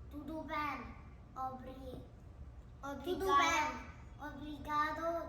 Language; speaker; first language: Portuguese; non-native, learner; English